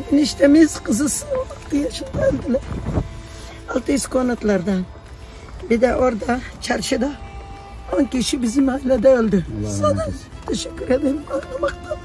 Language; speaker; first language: Turkish; non-native, local second language; Arabic